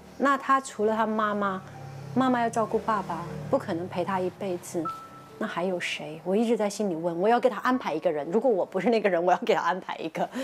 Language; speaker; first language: Chinese; native; Chinese